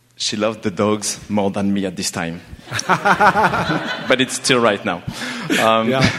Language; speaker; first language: English; non-native, learner; French